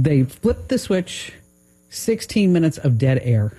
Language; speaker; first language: English; native; English